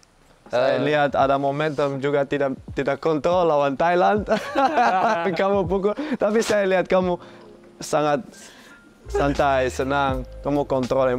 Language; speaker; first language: Indonesian; non-native, fluent; Dutch